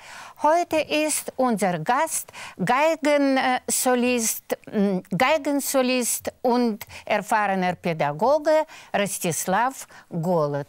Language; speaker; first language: German; non-native, fluent; Russian